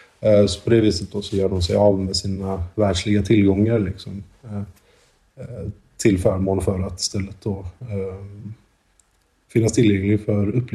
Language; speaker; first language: Swedish; native; Swedish